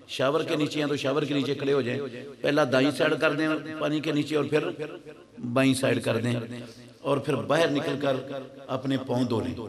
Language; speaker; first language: Urdu; non-native, local second language; Punjabi